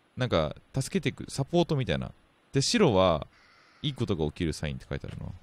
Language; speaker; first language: Japanese; native; Japanese